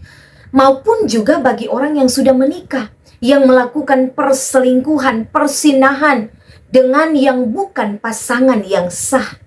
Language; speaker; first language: Indonesian; native; Indonesian